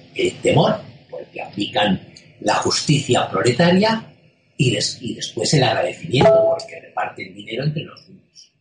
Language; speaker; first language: Spanish; native; Spanish